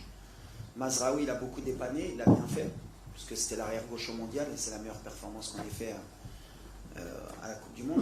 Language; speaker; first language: French; native; French